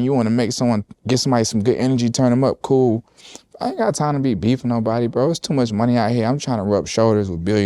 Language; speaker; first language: English; native; English